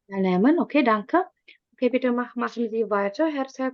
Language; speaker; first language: German; non-native, fluent; Indonesian